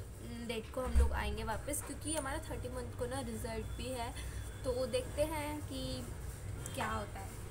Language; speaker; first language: Hindi; native; Hindi